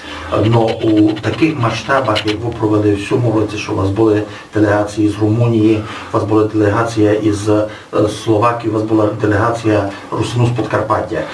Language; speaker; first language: Ukrainian; native; Ukrainian